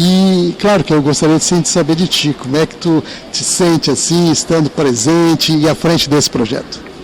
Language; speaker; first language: Portuguese; native; Portuguese